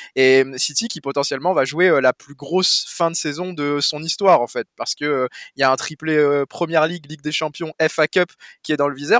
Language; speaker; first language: French; native; French